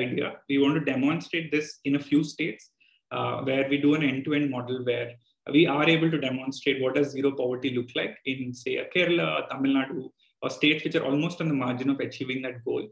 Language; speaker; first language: English; non-native, local second language; Telugu